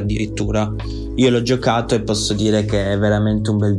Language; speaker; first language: Italian; native; Italian